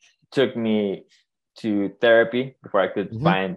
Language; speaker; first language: English; non-native, local second language; Filipino